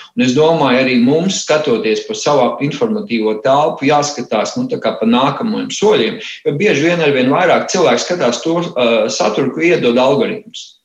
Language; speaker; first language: Latvian; native; Latvian